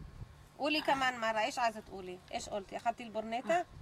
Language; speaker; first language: Arabic; native; Arabic